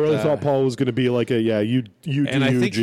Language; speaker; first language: English; native; English